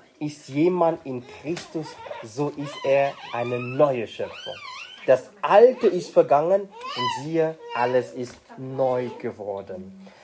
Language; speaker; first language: German; non-native, fluent; French